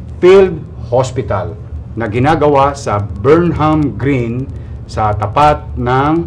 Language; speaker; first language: Filipino; native; Filipino